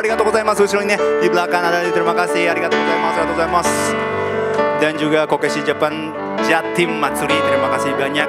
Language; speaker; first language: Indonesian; non-native, fluent; Japanese